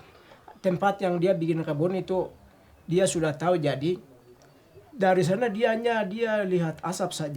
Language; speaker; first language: Indonesian; non-native, local second language; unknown